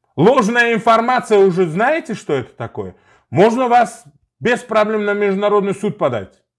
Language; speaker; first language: Russian; non-native, local second language; Uzbek